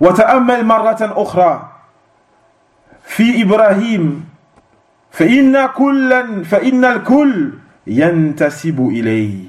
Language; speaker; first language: Arabic; non-native, fluent; French